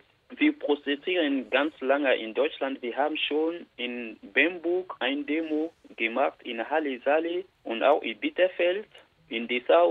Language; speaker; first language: German; non-native, learner; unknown